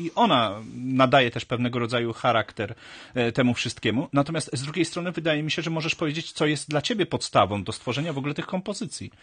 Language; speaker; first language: Polish; native; Polish